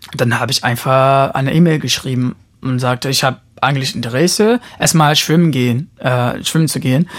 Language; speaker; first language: German; non-native, fluent; Portuguese